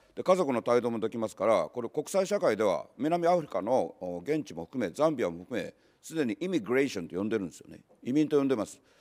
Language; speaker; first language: Japanese; native; Japanese